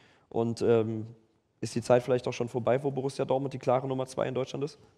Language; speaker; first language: German; native; German